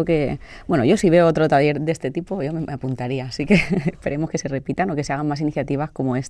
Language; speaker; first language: Spanish; native; Spanish